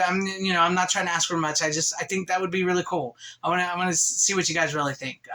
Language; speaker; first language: English; native; English